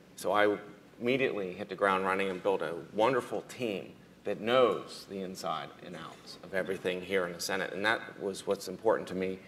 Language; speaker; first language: English; native; English